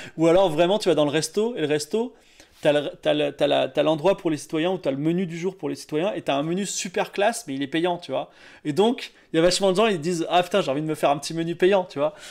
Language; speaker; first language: French; native; French